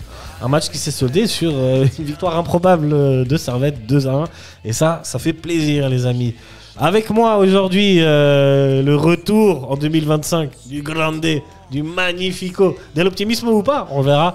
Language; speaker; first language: French; native; French